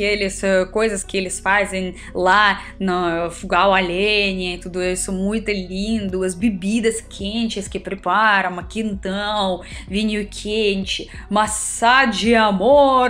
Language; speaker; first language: Portuguese; non-native, fluent; Russian